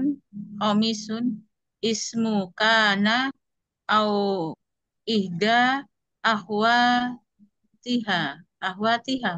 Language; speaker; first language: Arabic; non-native, learner; Indonesian